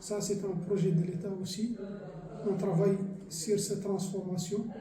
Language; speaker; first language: French; non-native, local second language; Arabic